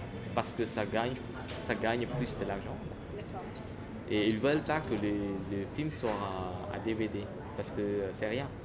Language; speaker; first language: French; non-native, fluent; Khmer